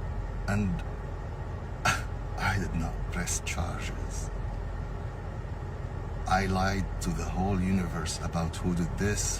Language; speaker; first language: English; non-native, learner; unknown